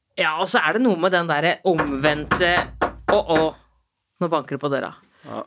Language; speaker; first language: Norwegian; native; Norwegian